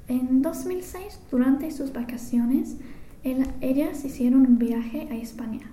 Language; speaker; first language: Spanish; non-native, fluent; English